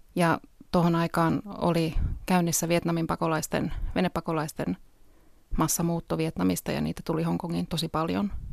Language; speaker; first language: Finnish; early bilingual, heritage; Finnish